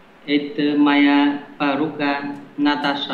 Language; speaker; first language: Russian; non-native, learner; Vietnamese